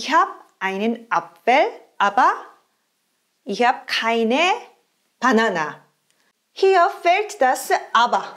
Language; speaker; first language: German; non-native, fluent; Korean